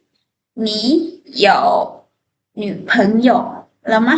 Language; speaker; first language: Chinese; non-native, fluent; Thai